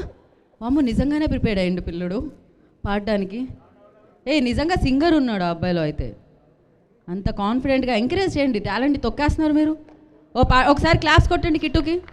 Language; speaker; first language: Telugu; native; Telugu